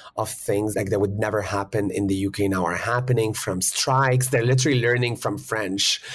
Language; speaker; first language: English; early bilingual, other home language; Arabic